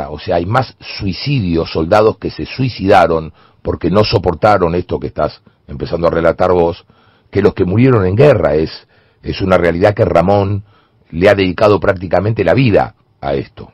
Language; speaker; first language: Spanish; native; Spanish